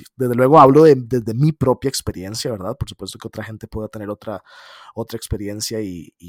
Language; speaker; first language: Spanish; native; Spanish